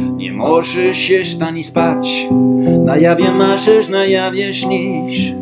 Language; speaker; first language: Polish; non-native, learner; Danish